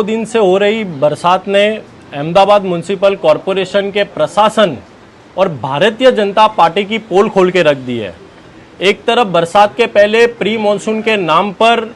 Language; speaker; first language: Hindi; non-native, local second language; Gujarati